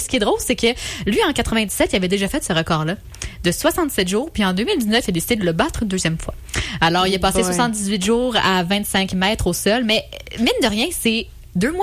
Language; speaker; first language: French; native; French